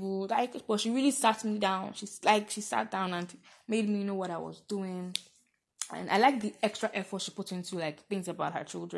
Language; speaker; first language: English; non-native, local second language; Yoruba